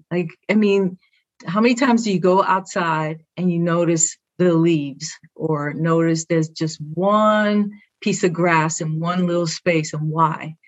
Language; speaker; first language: English; early bilingual, other home language; Spanish